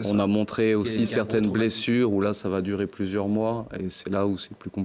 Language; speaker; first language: French; native; French